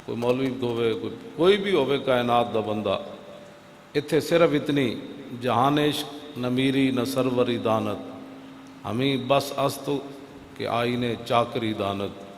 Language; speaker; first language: Urdu; non-native, local second language; Punjabi